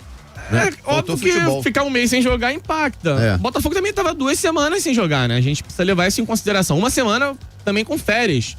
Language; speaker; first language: Portuguese; native; Portuguese